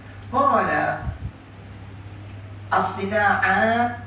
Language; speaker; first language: Arabic; non-native, fluent; Malay